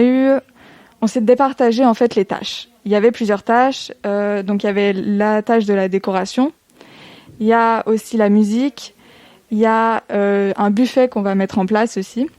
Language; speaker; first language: French; native; French